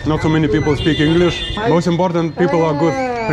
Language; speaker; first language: English; non-native, learner; Lithuanian